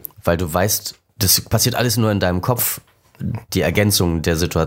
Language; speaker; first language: German; native; German